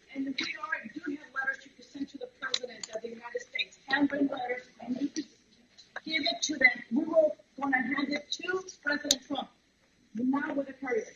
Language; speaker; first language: English; native; English